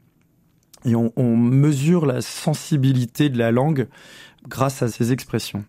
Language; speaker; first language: French; native; French